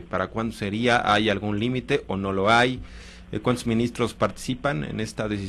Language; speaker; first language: Spanish; native; Spanish